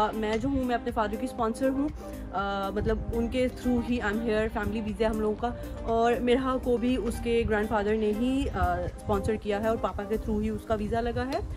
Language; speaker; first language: Urdu; native; Urdu